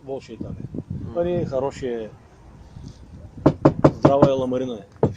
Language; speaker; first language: Russian; non-native, learner; Bulgarian